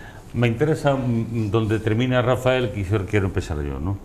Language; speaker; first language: Spanish; native; Spanish